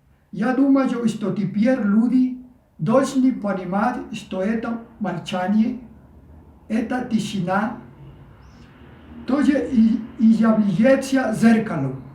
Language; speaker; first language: Russian; non-native, fluent; Spanish